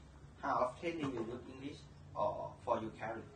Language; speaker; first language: English; non-native, learner; Thai